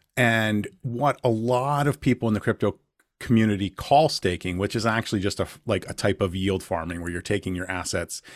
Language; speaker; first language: English; native; English